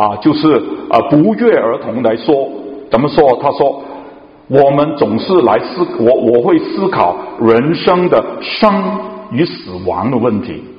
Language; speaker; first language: Chinese; non-native, local second language; Cantonese